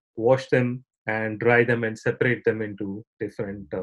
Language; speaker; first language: English; non-native, local second language; Tamil